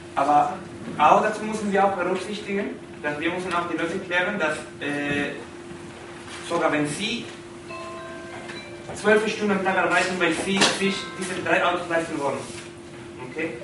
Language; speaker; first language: German; non-native, learner; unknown